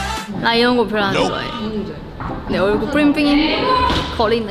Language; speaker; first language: Korean; non-native, fluent; Thai